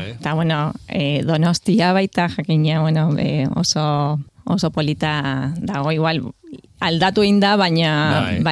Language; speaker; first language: Basque; non-native, fluent; Spanish